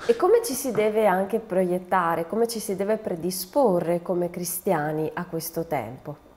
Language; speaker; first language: Italian; native; Italian